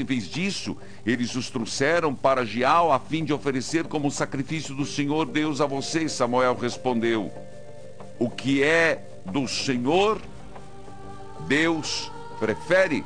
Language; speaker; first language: Portuguese; native; Portuguese